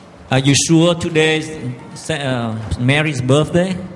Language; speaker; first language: English; non-native, fluent; Vietnamese